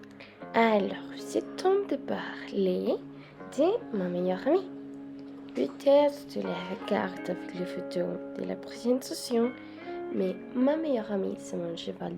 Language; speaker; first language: French; non-native, learner; Spanish